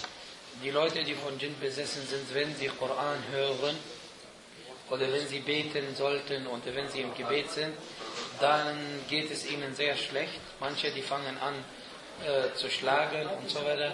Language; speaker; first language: German; non-native, fluent; Arabic